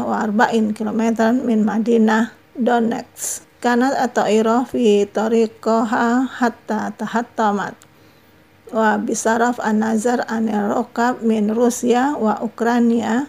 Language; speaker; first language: Arabic; non-native, fluent; Indonesian